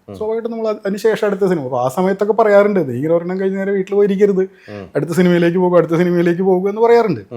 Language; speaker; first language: Malayalam; native; Malayalam